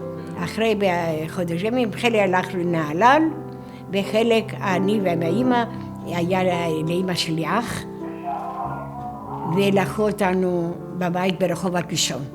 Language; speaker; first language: Hebrew; non-native, fluent; Greek